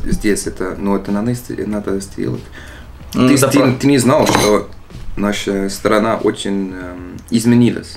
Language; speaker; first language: Russian; non-native, learner; Dutch